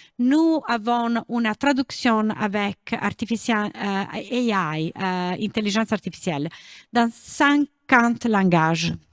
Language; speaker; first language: French; non-native, learner; Italian